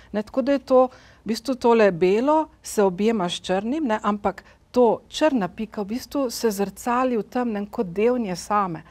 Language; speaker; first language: Slovenian; native; Slovenian